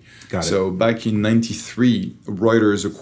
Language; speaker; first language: English; non-native, fluent; French